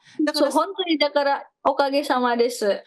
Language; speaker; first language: Japanese; non-native, fluent; Indonesian